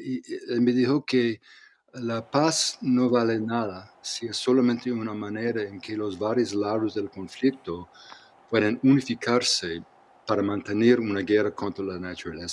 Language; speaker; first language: Spanish; non-native, fluent; English